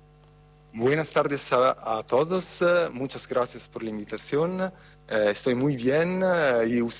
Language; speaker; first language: Spanish; non-native, fluent; Italian